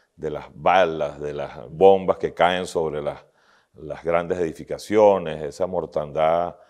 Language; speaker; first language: Spanish; native; Spanish